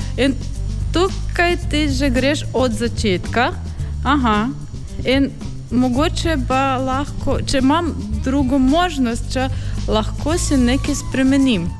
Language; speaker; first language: Slovenian; non-native, fluent; Ukrainian